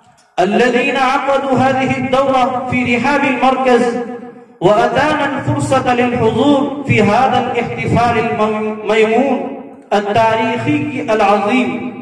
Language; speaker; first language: Arabic; non-native, fluent; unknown